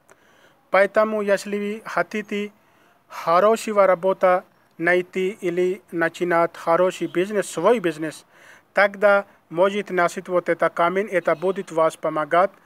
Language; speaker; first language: Russian; non-native, learner; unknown